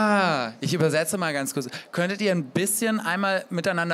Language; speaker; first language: German; native; German